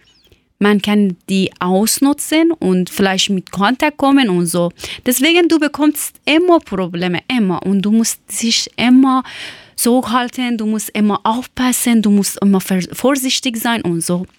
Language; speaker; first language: German; non-native, learner; Persian